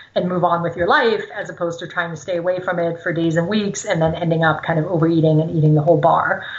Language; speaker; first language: English; non-native, fluent; German